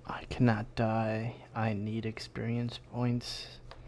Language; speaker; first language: English; early bilingual, other home language; Spanish